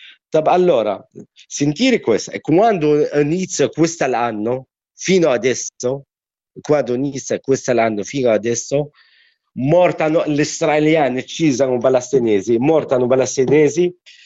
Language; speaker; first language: Italian; non-native, learner; Arabic